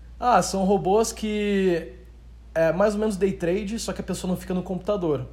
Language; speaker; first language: Portuguese; native; Portuguese